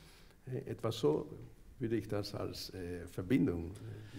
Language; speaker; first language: German; non-native, fluent; Spanish